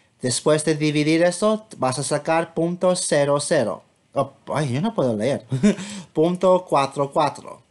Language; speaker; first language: Spanish; non-native, fluent; English